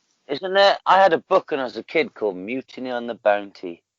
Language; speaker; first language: English; native; English